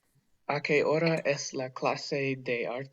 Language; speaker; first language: Spanish; non-native, learner; English